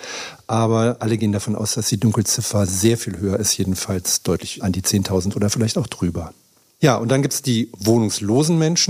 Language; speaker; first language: German; native; German